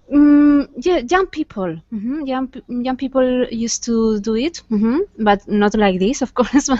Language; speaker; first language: English; non-native, fluent; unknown